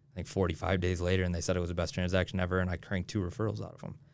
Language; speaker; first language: English; native; English